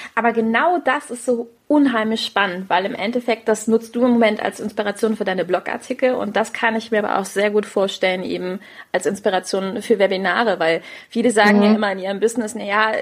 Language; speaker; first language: German; native; German